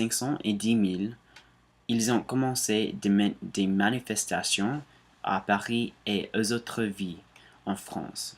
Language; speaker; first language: French; non-native, learner; English